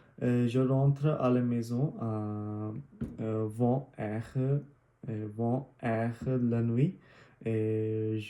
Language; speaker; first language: French; non-native, learner; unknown